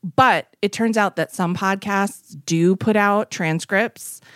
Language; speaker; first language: English; native; English